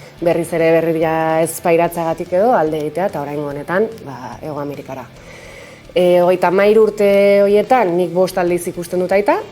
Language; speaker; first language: Basque; native; Basque